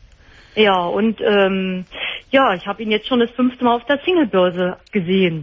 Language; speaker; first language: German; native; German